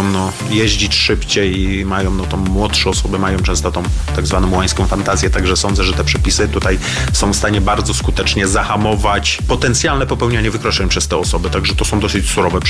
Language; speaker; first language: Polish; native; Polish